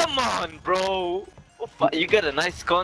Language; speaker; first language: English; non-native, fluent; Hebrew